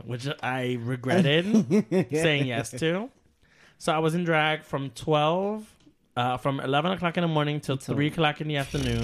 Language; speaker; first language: English; native; English